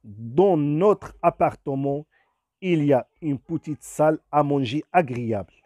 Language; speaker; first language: French; non-native, local second language; Arabic